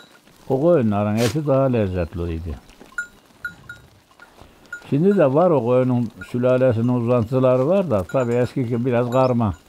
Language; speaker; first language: Turkish; native; Turkish